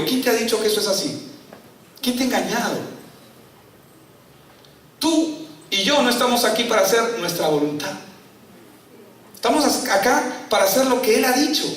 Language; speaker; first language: Spanish; native; Spanish